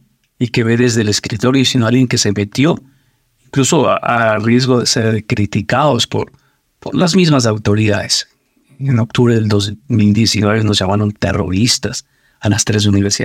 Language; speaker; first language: Spanish; native; Spanish